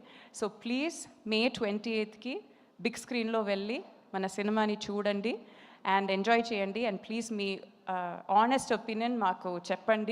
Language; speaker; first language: Telugu; non-native, fluent; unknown